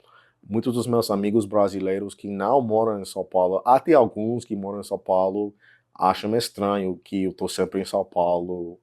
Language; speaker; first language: Portuguese; non-native, fluent; English